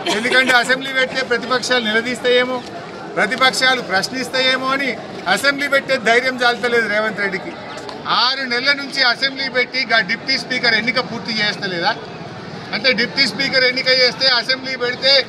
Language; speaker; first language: Telugu; native; Telugu